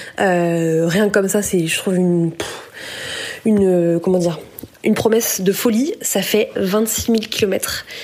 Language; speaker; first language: French; native; French